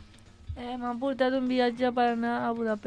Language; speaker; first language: Catalan; non-native, local second language; Spanish